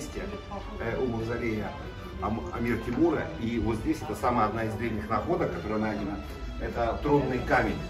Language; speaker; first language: Russian; native; Russian